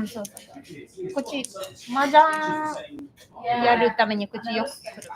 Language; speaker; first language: Japanese; non-native, fluent; Chinese